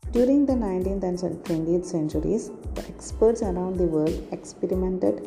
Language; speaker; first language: English; non-native, local second language; Malayalam